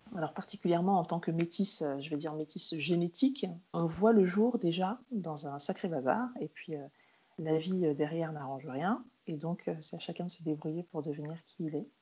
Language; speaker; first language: French; native; French